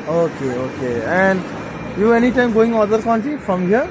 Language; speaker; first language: English; non-native, learner; Nepali